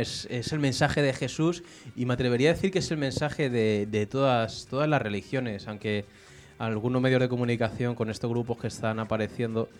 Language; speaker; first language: Spanish; native; Spanish